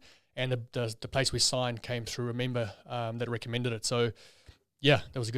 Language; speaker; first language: English; native; English